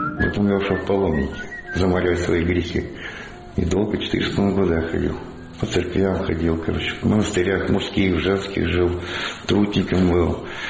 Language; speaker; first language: Russian; native; Russian